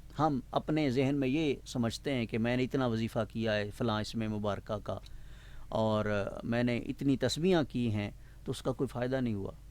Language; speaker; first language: Urdu; non-native, local second language; Punjabi